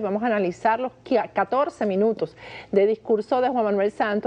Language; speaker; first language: Spanish; native; Spanish